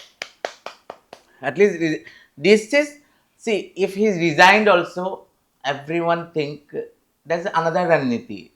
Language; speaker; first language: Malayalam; non-native, fluent; Assamese